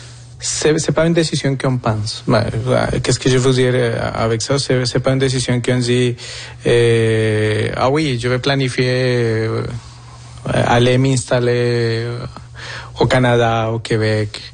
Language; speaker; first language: French; non-native, fluent; Spanish